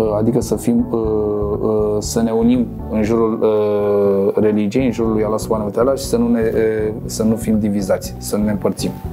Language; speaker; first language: Romanian; non-native, local second language; Crimean Tatar